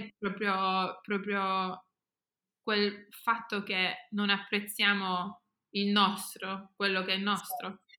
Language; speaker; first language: Italian; early bilingual, heritage; Italian